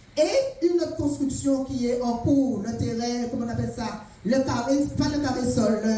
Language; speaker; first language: French; native; French